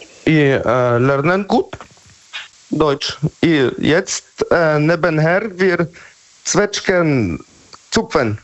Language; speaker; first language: German; non-native, learner; Polish